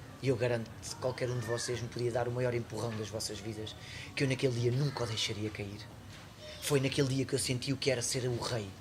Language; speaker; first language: Portuguese; native; Portuguese